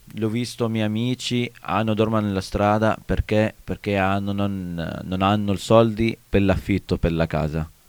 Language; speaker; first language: Italian; non-native, learner; Arabic